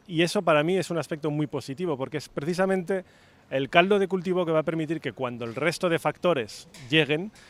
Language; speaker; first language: Spanish; native; Spanish